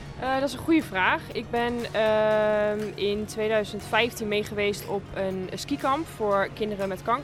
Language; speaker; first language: Dutch; native; Dutch